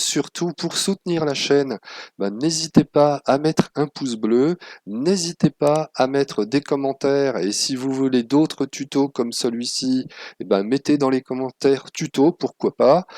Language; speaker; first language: French; native; French